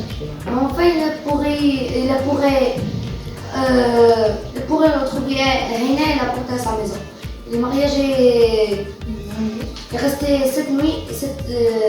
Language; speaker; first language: French; non-native, learner; Arabic